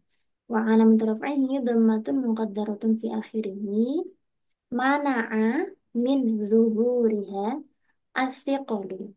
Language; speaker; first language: Arabic; non-native, fluent; Indonesian